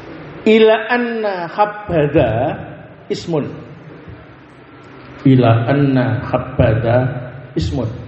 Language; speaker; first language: Arabic; non-native, fluent; Indonesian